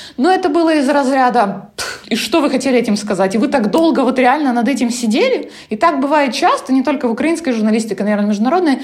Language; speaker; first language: Russian; non-native, local second language; Ukrainian